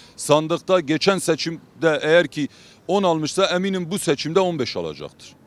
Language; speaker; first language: Turkish; non-native, local second language; Kurdish